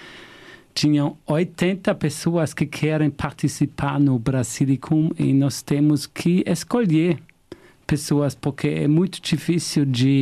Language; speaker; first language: Portuguese; non-native, fluent; German